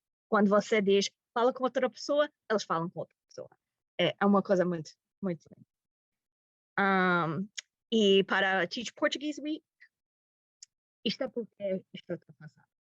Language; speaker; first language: Portuguese; early bilingual, heritage; Portuguese